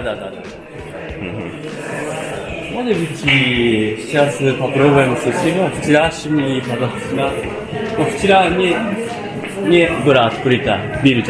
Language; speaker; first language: Russian; non-native, learner; Japanese